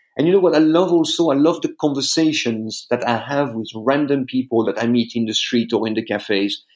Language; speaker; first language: English; non-native, fluent; French